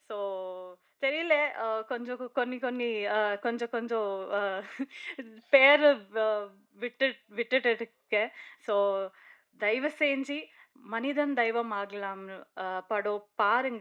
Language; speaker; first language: Tamil; non-native, learner; Kannada